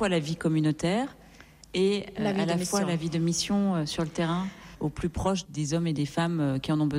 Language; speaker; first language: French; native; French